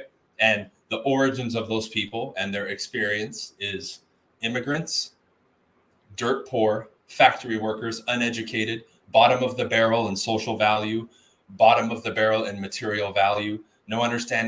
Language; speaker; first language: English; native; English